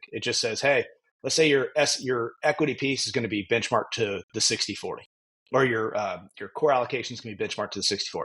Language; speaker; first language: English; native; English